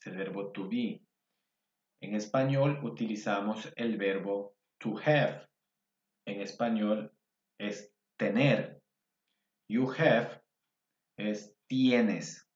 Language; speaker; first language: Spanish; non-native, fluent; English